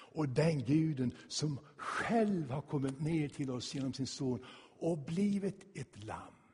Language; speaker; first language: Swedish; native; Swedish